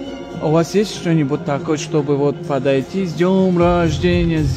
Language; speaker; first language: Russian; non-native, fluent; Tajik